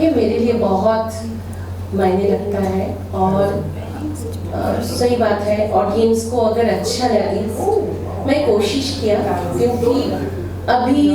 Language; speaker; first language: Hindi; non-native, local second language; Bangla